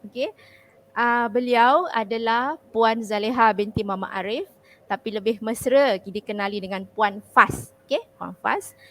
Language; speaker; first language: Malay; native; Malay